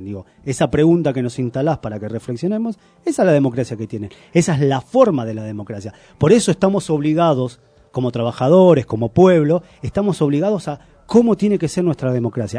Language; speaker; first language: Spanish; native; Spanish